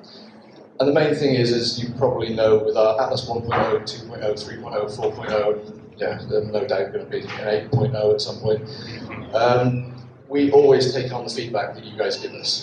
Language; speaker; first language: English; native; English